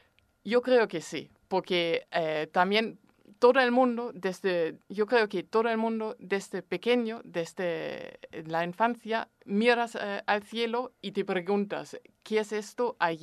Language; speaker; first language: Spanish; non-native, fluent; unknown